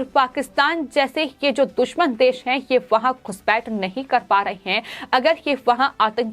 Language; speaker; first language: Hindi; native; Hindi